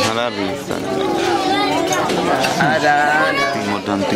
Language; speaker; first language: Italian; native; Italian